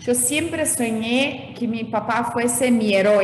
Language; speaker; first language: Spanish; non-native, fluent; Portuguese